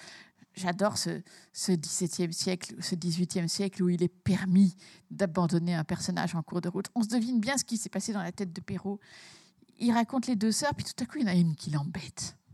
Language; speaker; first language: French; early bilingual, heritage; French